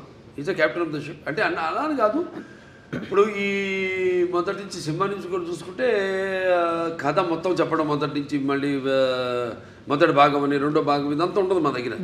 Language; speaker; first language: Telugu; native; Telugu